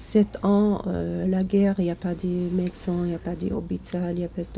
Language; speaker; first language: French; non-native, learner; Kurdish